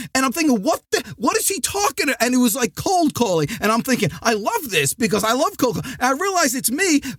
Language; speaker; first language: English; native; English